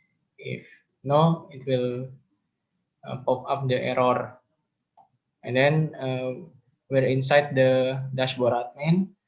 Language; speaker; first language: English; non-native, learner; Indonesian